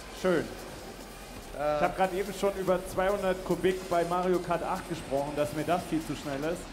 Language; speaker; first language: German; native; German